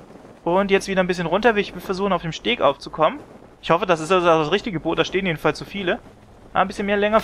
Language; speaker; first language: German; native; German